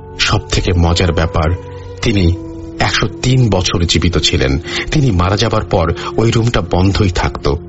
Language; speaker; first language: Bangla; native; Bangla